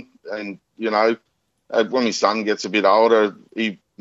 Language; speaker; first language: English; native; English